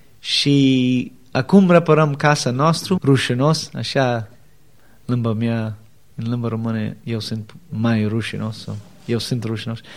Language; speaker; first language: Romanian; non-native, learner; English